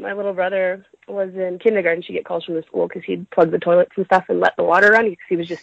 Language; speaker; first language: English; native; English